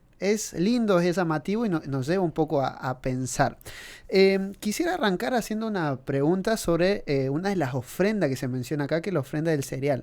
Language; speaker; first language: Spanish; native; Spanish